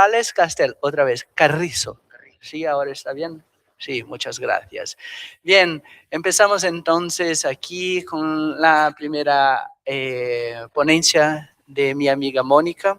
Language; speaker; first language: Spanish; non-native, fluent; Portuguese